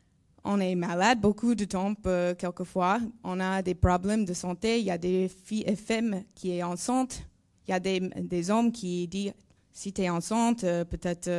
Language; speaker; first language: French; non-native, learner; English